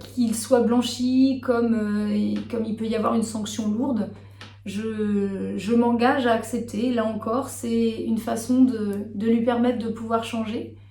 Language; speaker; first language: French; native; French